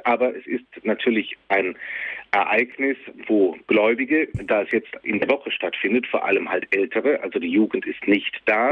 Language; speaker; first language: German; native; German